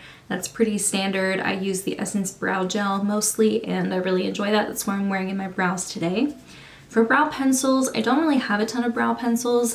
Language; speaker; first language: English; native; English